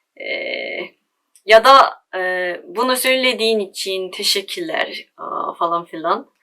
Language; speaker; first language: Turkish; non-native, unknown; Korean